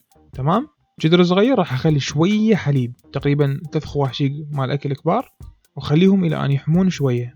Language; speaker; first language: Arabic; native; Arabic